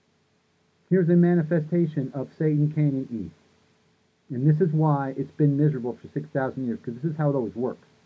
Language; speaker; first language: English; native; English